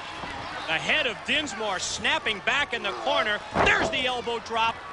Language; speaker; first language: English; native; English